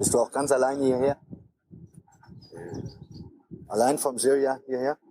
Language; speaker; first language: German; native; German